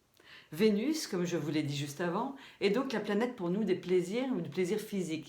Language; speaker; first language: French; native; French